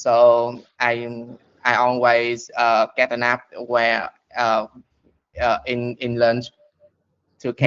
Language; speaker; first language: English; non-native, learner; Vietnamese